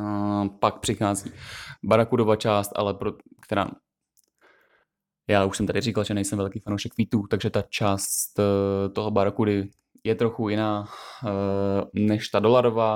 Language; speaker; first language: Czech; native; Czech